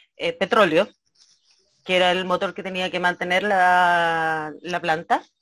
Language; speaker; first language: Spanish; native; Spanish